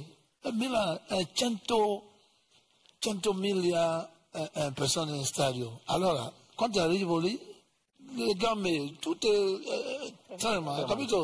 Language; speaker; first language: Italian; non-native, learner; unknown